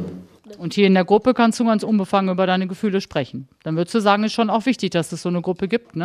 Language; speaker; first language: German; native; German